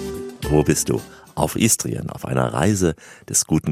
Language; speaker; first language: German; native; German